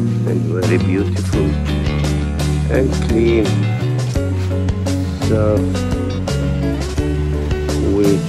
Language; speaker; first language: English; non-native, learner; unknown